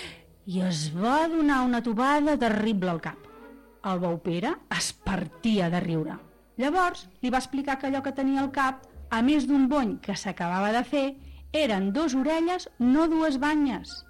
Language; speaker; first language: Catalan; native; Catalan